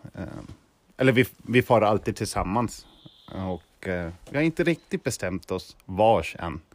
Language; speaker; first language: Swedish; non-native, fluent; German